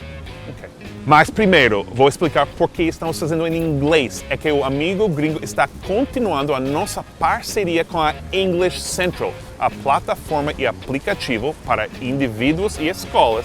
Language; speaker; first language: Portuguese; non-native, fluent; English